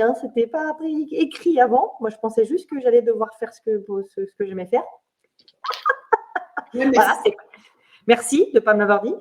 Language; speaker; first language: French; native; French